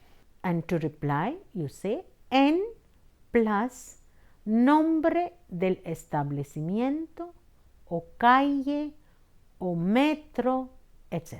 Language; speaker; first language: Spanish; non-native, fluent; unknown